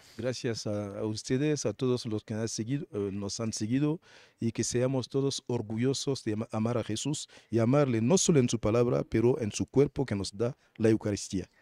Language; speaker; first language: Spanish; non-native, fluent; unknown